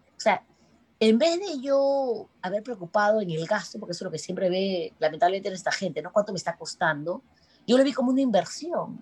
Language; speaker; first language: Spanish; native; Spanish